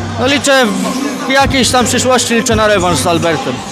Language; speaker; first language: Polish; native; Polish